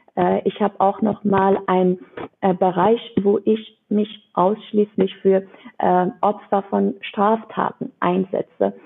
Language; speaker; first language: German; non-native, fluent; Persian